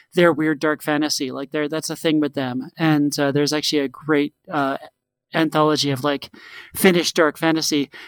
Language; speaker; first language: English; native; English